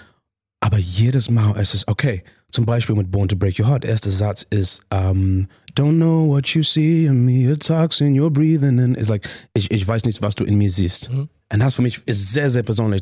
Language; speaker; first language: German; non-native, learner; English